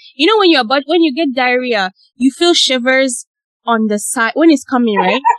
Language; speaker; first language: English; non-native, local second language; Ganda